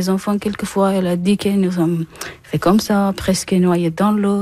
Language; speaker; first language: French; non-native, learner; Persian